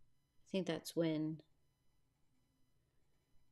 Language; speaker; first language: English; native; English